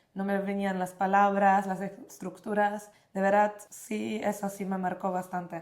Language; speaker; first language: Spanish; non-native, fluent; Polish